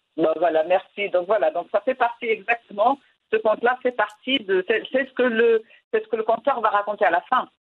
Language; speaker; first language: French; non-native, local second language; Arabic